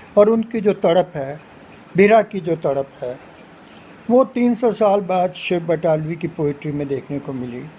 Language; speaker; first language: Hindi; non-native, local second language; Punjabi